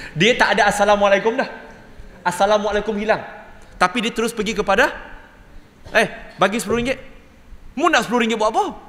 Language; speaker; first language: Malay; non-native, local second language; Cantonese